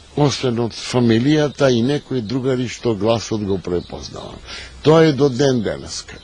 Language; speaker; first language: Macedonian; native; Macedonian